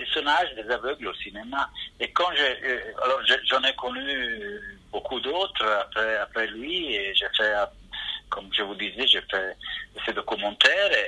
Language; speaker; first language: French; non-native, fluent; Italian